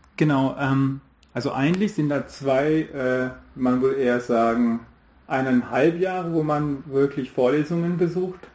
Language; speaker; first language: German; non-native, fluent; Hindi